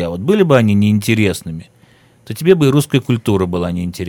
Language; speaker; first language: Russian; native; Russian